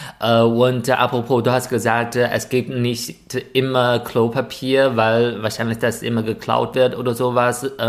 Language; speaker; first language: German; non-native, fluent; Chinese